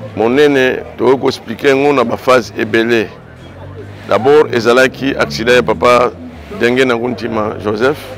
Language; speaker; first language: Lingala; non-native, local second language; Kongo